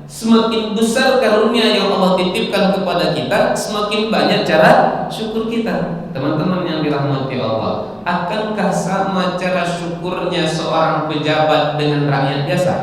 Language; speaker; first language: Malay; native; Malay